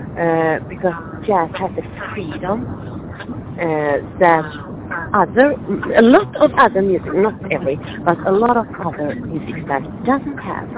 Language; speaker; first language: English; non-native, fluent; Swedish